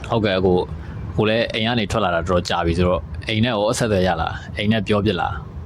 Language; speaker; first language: Burmese; native; Burmese